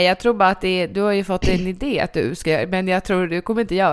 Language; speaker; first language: Swedish; native; Swedish